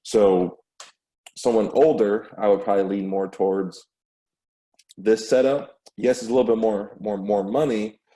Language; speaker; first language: English; native; English